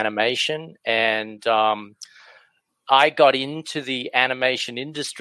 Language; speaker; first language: English; native; English